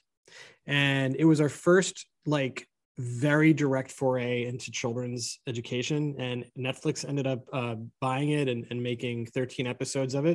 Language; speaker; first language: English; native; English